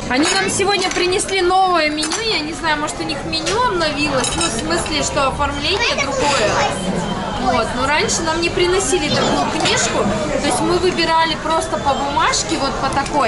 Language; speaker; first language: Russian; native; Russian